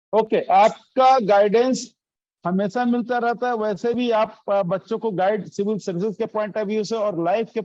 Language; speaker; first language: Hindi; native; Hindi